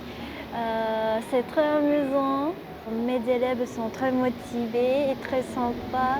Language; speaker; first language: French; non-native, learner; Japanese